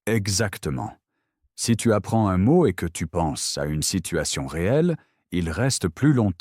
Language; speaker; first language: French; native; French